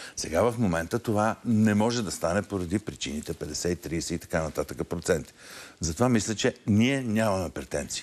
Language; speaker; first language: Bulgarian; native; Bulgarian